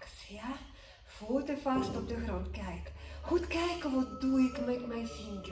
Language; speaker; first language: Dutch; non-native, learner; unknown